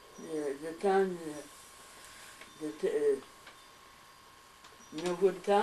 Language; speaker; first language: English; early bilingual, heritage; French